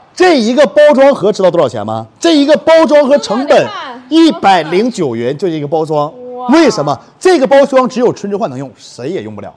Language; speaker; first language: Chinese; native; Chinese